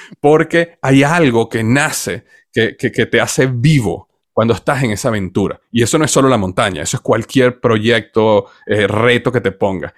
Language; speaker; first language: Spanish; native; Spanish